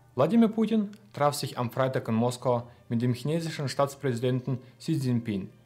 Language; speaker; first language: German; non-native, fluent; Russian